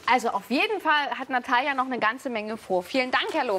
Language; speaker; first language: German; native; German